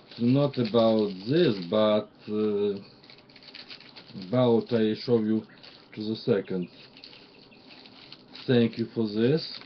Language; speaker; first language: English; non-native, learner; Russian